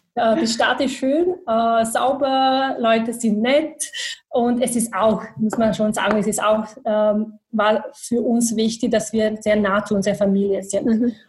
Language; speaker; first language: German; non-native, fluent; Bosnian